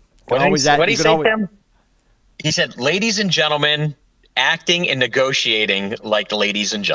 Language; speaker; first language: English; native; English